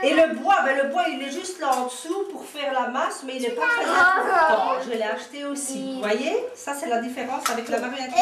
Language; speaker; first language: French; native; French